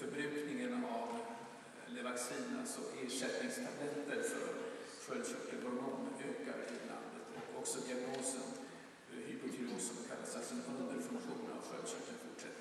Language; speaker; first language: Swedish; native; Swedish